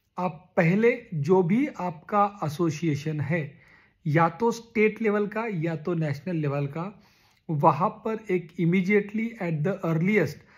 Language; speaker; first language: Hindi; non-native, local second language; Marathi